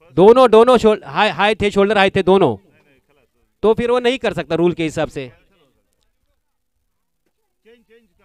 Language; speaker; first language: Hindi; non-native, local second language; Marathi